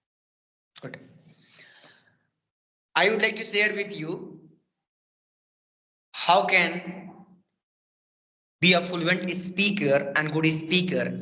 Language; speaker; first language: English; non-native, learner; Bhojpuri